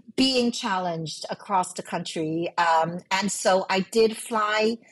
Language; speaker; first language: English; early bilingual, other home language; Cantonese